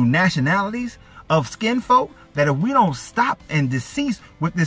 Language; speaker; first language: English; native; English